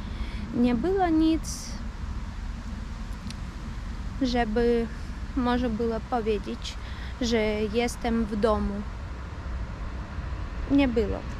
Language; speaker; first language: Polish; early bilingual, heritage; Polish